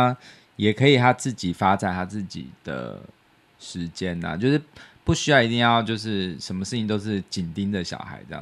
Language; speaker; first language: Chinese; native; Chinese